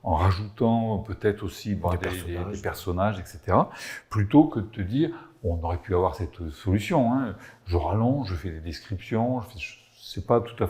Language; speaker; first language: French; native; French